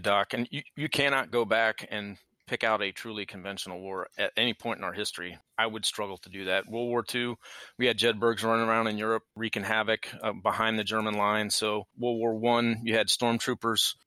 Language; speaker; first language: English; native; English